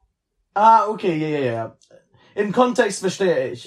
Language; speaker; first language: German; non-native, learner; English